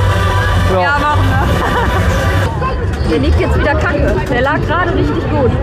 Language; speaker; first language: German; native; German